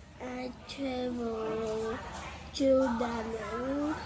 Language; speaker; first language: English; non-native, learner; Vietnamese